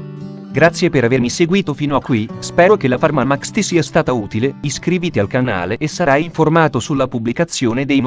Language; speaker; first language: Italian; native; Italian